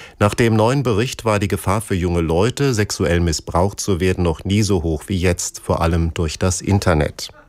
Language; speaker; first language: German; native; German